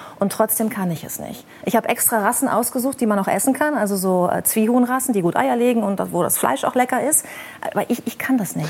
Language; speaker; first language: German; native; German